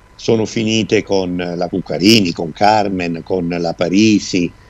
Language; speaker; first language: Italian; native; Italian